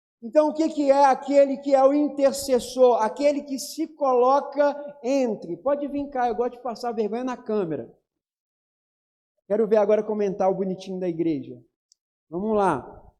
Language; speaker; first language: Portuguese; native; Portuguese